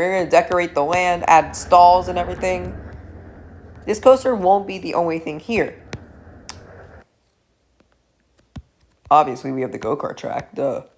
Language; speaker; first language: English; native; English